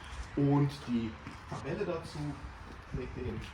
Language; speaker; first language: German; native; German